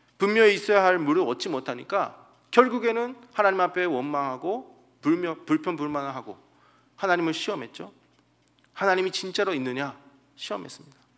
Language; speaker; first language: Korean; native; Korean